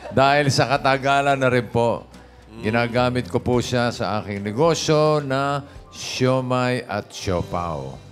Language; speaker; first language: Filipino; native; Filipino